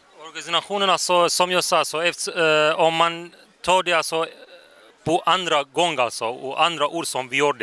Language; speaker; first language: Swedish; non-native, fluent; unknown